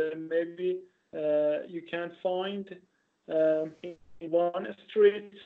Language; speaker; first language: English; non-native, learner; Persian